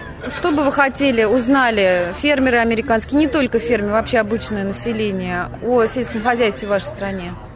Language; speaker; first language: Russian; native; Russian